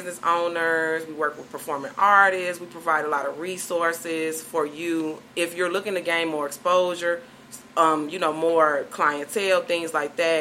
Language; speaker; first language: English; native; English